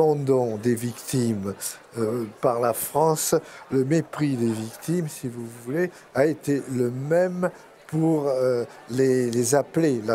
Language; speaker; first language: French; native; French